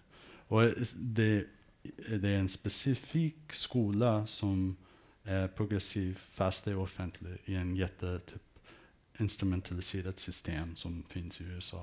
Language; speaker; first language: Swedish; early bilingual, heritage; English